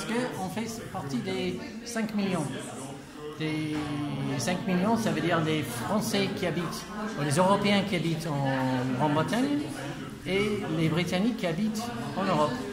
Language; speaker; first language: French; non-native, fluent; English